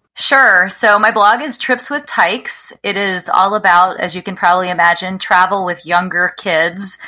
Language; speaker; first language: English; native; English